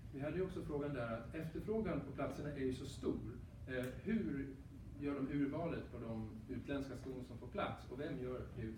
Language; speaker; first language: Swedish; native; Swedish